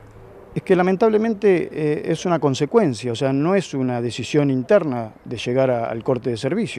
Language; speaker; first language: Spanish; native; Spanish